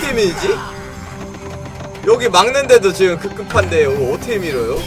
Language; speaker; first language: Korean; native; Korean